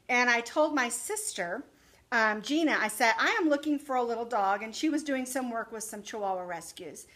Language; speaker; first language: English; native; English